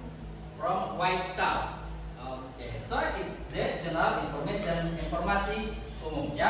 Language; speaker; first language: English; non-native, learner; Indonesian